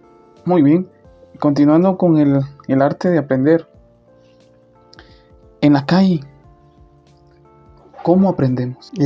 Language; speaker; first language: Spanish; non-native, local second language; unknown